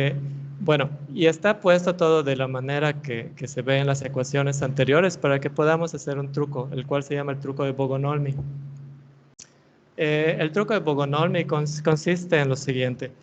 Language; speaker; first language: Spanish; native; Spanish